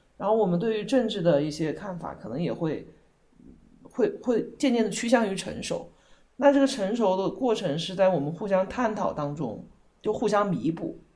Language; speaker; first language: Chinese; native; Chinese